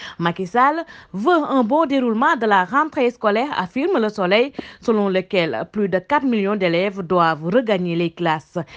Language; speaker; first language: French; non-native, local second language; Wolof